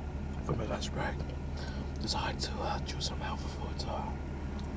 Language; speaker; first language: English; non-native, fluent; Dutch